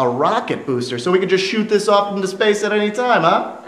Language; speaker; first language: English; native; English